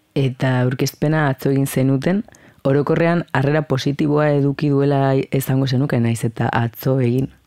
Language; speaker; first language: Basque; native; Basque